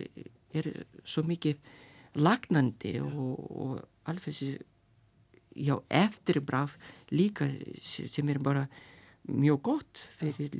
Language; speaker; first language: Icelandic; non-native, learner; Lithuanian